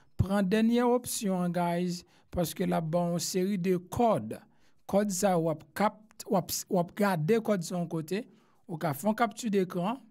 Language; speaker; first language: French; non-native, local second language; Haitian Creole